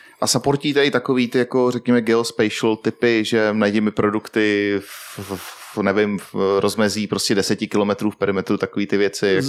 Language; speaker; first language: Czech; native; Czech